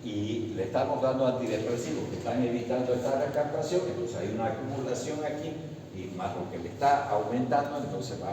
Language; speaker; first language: Spanish; native; Spanish